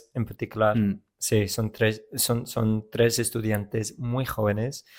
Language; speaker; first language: Spanish; non-native, fluent; English